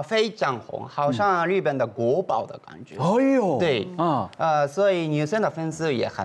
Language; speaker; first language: Chinese; non-native, fluent; Japanese